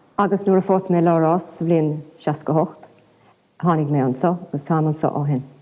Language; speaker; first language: Irish; non-native, local second language; English